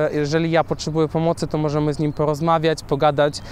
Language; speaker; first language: Polish; non-native, fluent; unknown